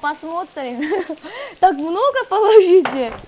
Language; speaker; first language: Russian; non-native, fluent; Korean